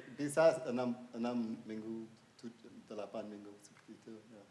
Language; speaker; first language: Indonesian; non-native, fluent; English